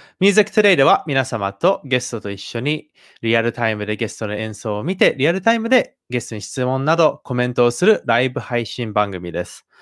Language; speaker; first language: Japanese; native; Japanese